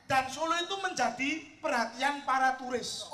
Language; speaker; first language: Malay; non-native, local second language; Javanese